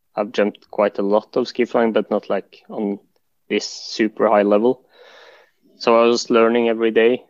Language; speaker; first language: English; non-native, fluent; Norwegian